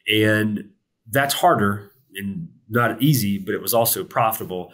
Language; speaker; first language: English; native; English